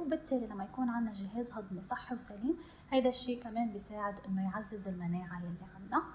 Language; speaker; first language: Arabic; native; Arabic